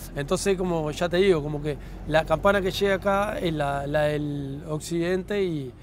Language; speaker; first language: Spanish; native; Spanish